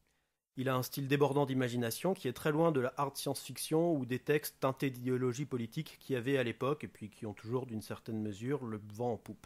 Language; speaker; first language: French; native; French